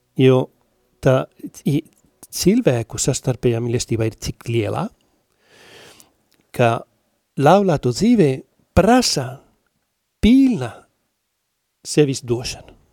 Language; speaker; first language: Latvian; non-native, learner; Spanish